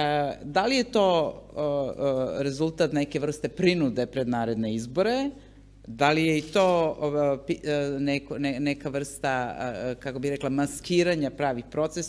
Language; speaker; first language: Serbian; native; Serbian